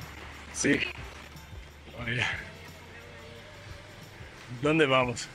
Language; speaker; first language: Spanish; non-native, fluent; English